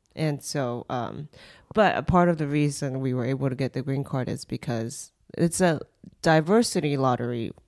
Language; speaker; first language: English; early bilingual, other home language; Japanese